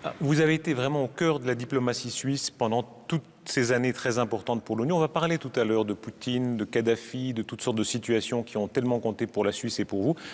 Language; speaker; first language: French; native; French